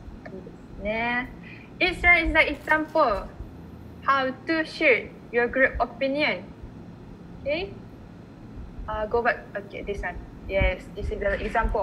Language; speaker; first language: English; non-native, fluent; Japanese